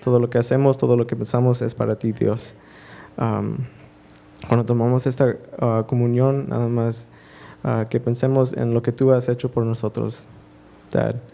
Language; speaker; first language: Spanish; early bilingual, heritage; Spanish